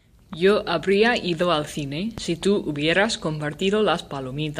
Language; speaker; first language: Spanish; non-native, learner; English